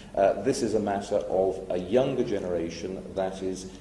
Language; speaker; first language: English; native; English